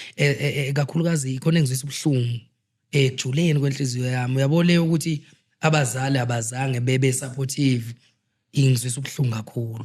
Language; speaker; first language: Zulu; native; Zulu